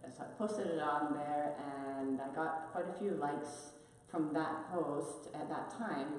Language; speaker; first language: English; non-native, fluent; Spanish